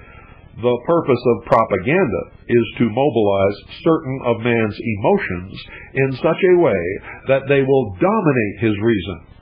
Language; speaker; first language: English; native; English